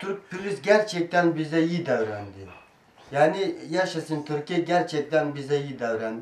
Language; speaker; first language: Turkish; non-native, learner; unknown